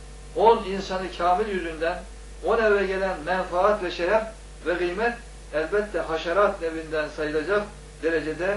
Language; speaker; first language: Turkish; native; Turkish